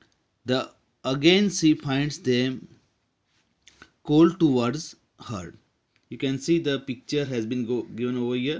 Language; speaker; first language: English; non-native, local second language; Gujarati